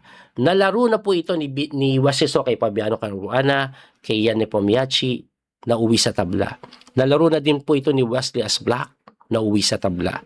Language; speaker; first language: Filipino; native; Filipino